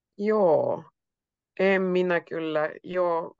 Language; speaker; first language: Finnish; native; Finnish